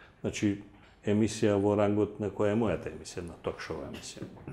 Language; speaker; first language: Macedonian; native; Macedonian